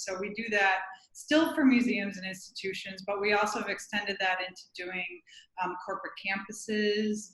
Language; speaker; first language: English; native; English